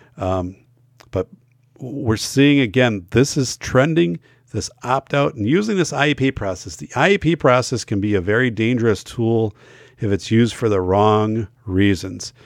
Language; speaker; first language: English; native; English